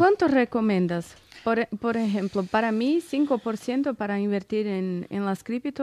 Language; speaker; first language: Spanish; non-native, fluent; Portuguese